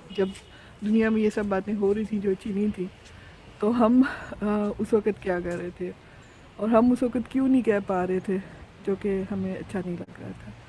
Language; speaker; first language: Urdu; non-native, local second language; Punjabi